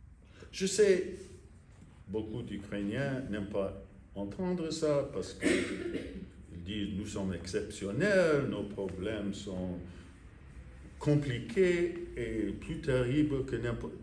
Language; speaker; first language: French; non-native, fluent; English